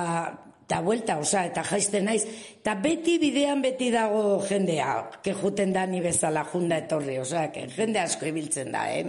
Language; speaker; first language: Basque; non-native, local second language; Spanish